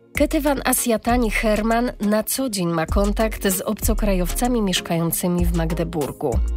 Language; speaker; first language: Polish; non-native, fluent; Georgian